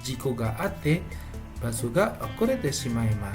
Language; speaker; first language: Japanese; non-native, fluent; Indonesian